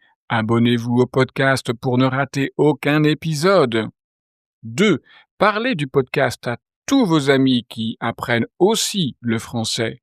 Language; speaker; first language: French; native; French